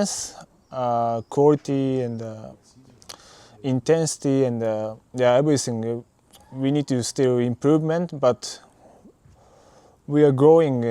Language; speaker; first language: English; non-native, learner; Japanese